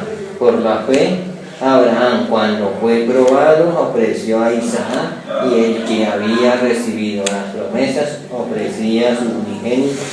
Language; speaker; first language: Spanish; native; Spanish